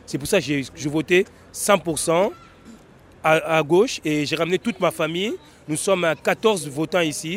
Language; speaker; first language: French; early bilingual, other home language; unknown